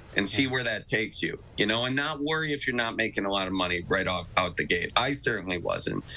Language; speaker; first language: English; native; English